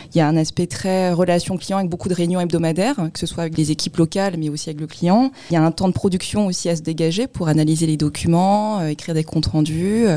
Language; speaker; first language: French; native; French